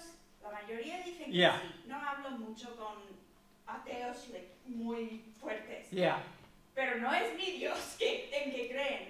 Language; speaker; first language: Spanish; non-native, fluent; English